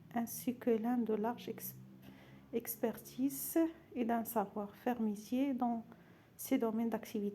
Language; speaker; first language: French; non-native, local second language; Arabic